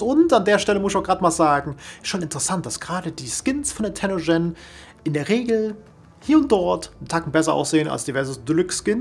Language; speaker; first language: German; native; German